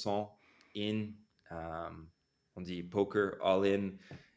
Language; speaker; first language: French; non-native, fluent; English